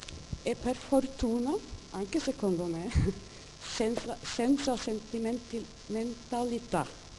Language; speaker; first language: Italian; non-native, fluent; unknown